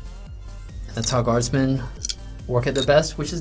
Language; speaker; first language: English; native; English